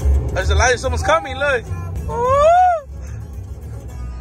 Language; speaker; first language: English; early bilingual, other home language; Spanish